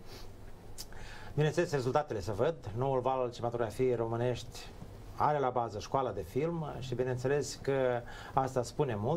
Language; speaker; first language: Romanian; native; Romanian